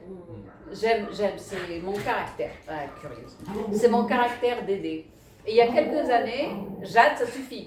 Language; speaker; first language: French; early bilingual, other home language; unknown